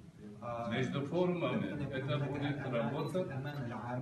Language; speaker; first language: Russian; non-native, local second language; Uzbek